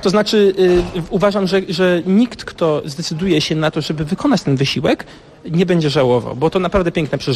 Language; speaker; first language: Polish; native; Polish